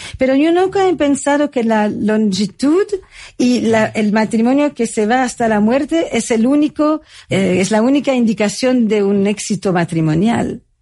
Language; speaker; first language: Spanish; non-native, fluent; French